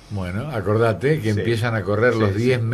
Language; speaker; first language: Spanish; native; Spanish